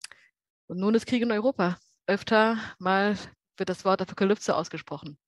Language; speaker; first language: German; native; German